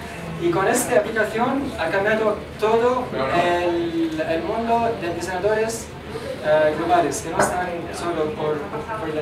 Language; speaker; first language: Spanish; non-native, learner; Arabic